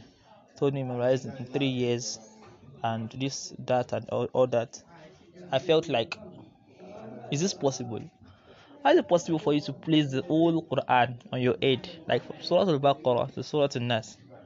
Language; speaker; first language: English; non-native, local second language; Yoruba